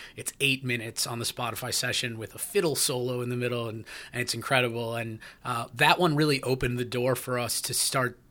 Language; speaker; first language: English; native; English